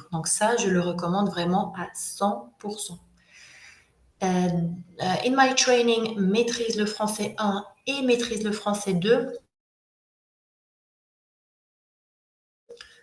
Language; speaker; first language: French; native; French